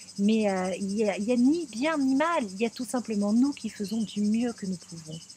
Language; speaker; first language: French; native; French